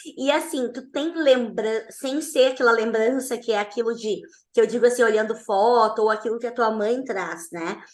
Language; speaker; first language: Portuguese; native; Portuguese